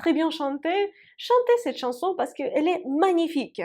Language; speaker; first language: French; non-native, fluent; Russian